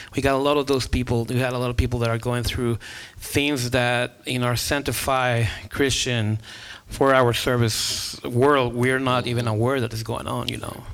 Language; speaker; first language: English; non-native, fluent; Spanish